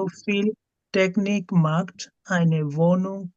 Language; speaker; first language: German; non-native, learner; Bangla